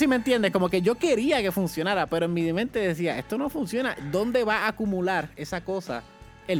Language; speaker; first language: Spanish; native; Spanish